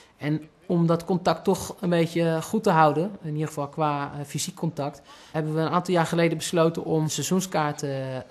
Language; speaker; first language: Dutch; native; Dutch